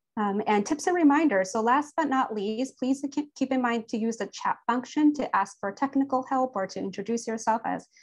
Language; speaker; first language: English; native; English